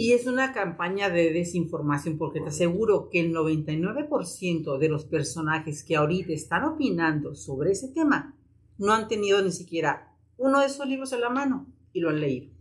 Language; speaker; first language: Spanish; native; Spanish